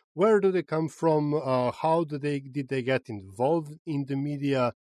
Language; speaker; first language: English; non-native, fluent; Slovenian